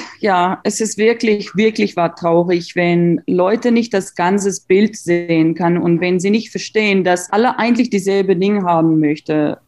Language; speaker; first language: German; non-native, learner; Afrikaans